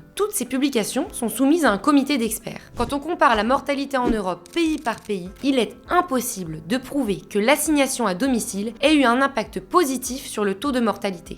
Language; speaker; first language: French; native; French